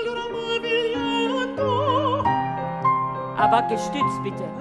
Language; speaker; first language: German; non-native, fluent; Bulgarian